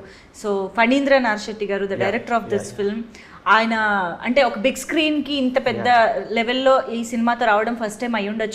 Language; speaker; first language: Telugu; native; Telugu